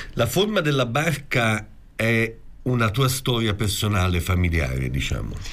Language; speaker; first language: Italian; native; Italian